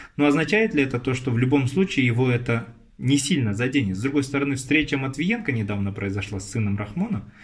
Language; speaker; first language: Russian; non-native, local second language; Kazakh